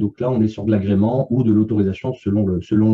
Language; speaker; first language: French; native; French